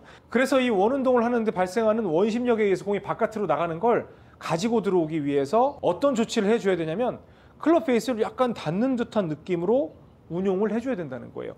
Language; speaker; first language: Korean; native; Korean